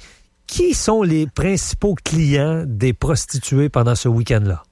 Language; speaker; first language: French; native; French